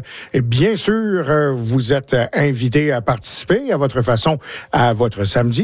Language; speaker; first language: French; native; French